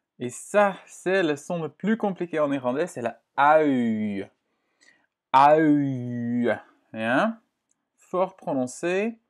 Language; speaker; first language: French; non-native, fluent; Dutch